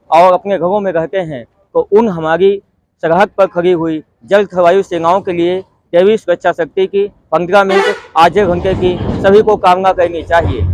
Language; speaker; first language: Hindi; native; Hindi